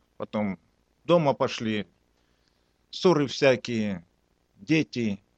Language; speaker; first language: Russian; native; Russian